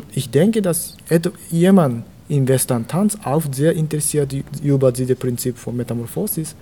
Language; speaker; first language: German; non-native, learner; Japanese